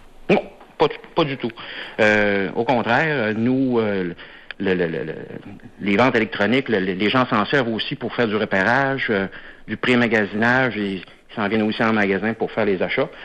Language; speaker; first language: French; native; French